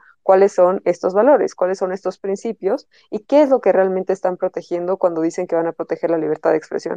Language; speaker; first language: Spanish; native; Spanish